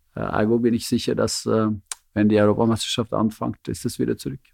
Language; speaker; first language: German; non-native, fluent; Norwegian